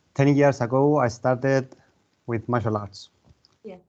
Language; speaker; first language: English; non-native, fluent; Greek